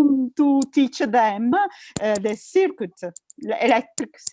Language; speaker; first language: English; non-native, learner; Italian